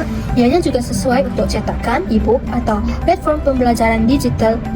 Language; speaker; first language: Malay; native; Malay